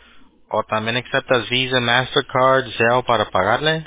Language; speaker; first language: Spanish; early bilingual, heritage; Spanish